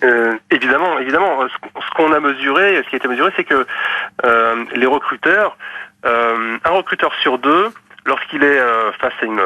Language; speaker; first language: French; native; French